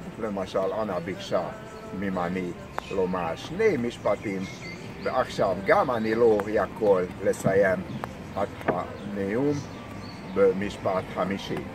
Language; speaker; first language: Hebrew; non-native, learner; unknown